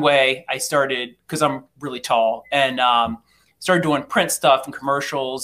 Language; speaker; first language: English; native; English